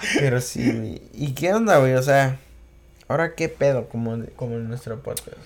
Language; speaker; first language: Spanish; early bilingual, heritage; Spanish